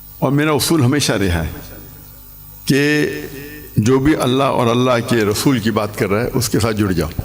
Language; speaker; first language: Urdu; non-native, local second language; English